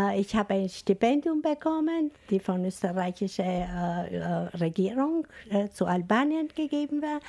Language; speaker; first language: German; non-native, fluent; Albanian